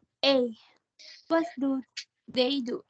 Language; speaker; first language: English; non-native, learner; Thai